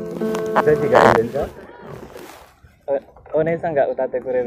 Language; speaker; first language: Japanese; non-native, learner; Indonesian